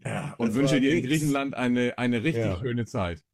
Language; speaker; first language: German; native; German